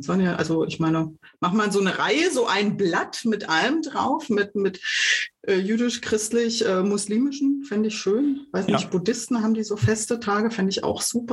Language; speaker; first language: German; native; German